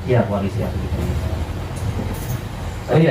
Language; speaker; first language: Indonesian; native; Indonesian